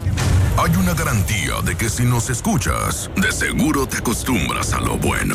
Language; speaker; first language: Spanish; native; Spanish